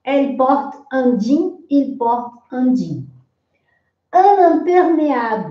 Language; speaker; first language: French; non-native, fluent; Portuguese